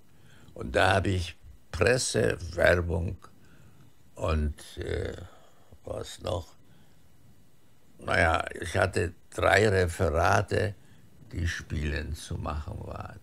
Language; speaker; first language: German; early bilingual, heritage; German